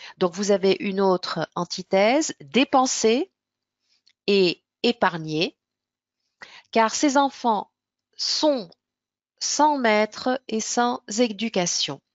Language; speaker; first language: French; non-native, local second language; Arabic